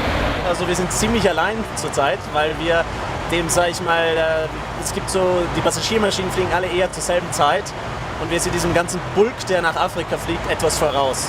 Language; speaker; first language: German; native; German